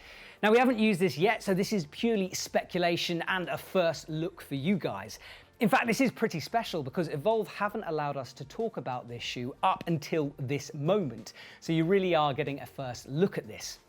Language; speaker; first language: English; native; English